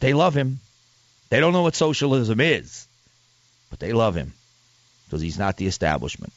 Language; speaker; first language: English; native; English